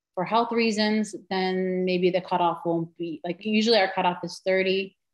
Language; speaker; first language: English; native; English